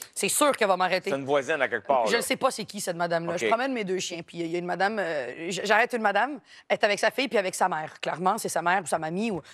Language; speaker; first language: French; native; French